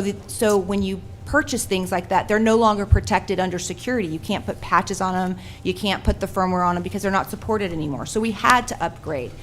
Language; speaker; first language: English; native; English